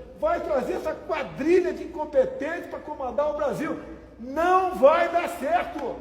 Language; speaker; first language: Portuguese; native; Portuguese